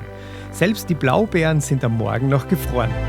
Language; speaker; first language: German; native; German